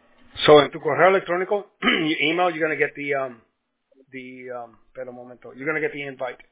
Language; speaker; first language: Spanish; early bilingual, heritage; Spanish